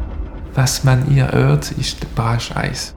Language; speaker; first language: German; non-native, learner; French